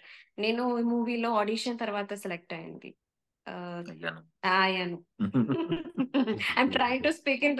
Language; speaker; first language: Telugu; non-native, learner; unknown